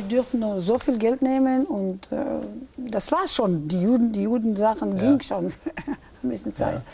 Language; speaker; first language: German; early bilingual, heritage; German